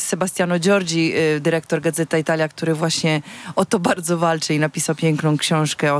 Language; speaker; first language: Polish; non-native, fluent; Italian